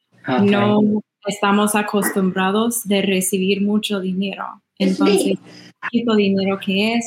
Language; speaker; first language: Spanish; non-native, fluent; English